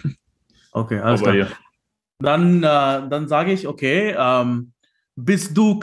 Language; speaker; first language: German; non-native, learner; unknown